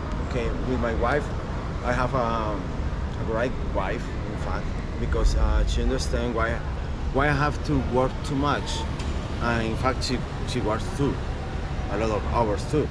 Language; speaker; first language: English; non-native, learner; Spanish